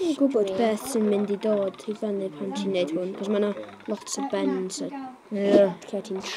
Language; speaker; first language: Welsh; native; Welsh